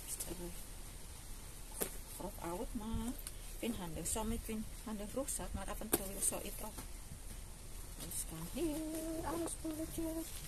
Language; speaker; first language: Dutch; non-native, learner; Indonesian